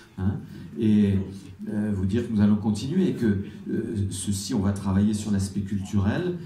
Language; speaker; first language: French; native; French